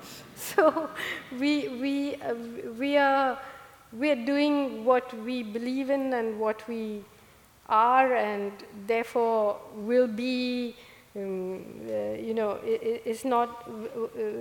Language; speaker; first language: English; non-native, local second language; Malayalam